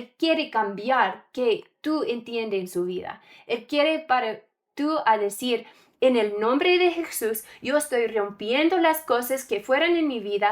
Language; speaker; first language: Spanish; non-native, learner; English